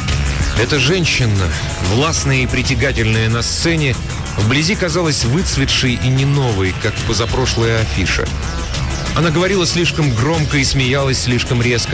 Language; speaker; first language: Russian; native; Russian